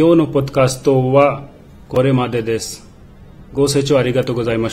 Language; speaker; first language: Japanese; non-native, learner; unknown